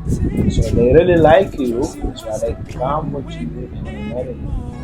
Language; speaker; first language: English; non-native, learner; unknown